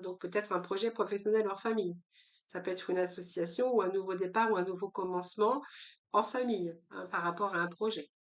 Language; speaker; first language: French; native; French